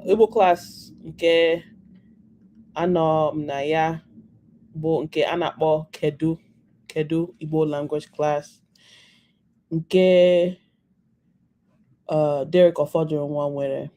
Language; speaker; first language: Igbo; non-native, learner; English